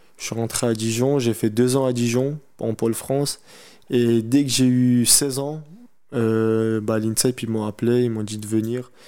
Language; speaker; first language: French; early bilingual, other home language; Chechen